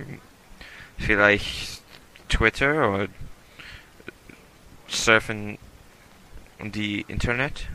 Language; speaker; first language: German; non-native, learner; English